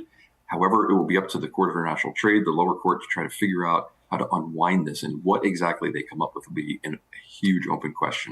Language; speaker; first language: English; native; English